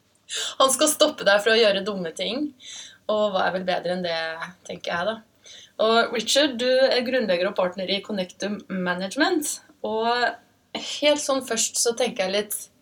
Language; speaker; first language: Norwegian; native; Norwegian